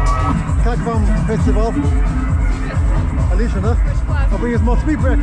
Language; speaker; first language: Russian; non-native, learner; English